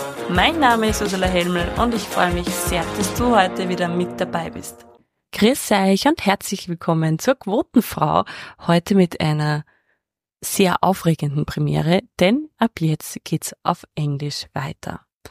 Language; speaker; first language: German; native; German